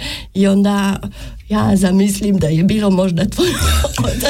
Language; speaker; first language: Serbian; non-native, learner; French